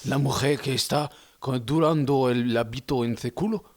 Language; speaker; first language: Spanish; non-native, learner; French